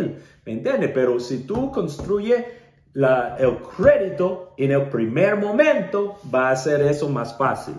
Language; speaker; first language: Spanish; non-native, learner; English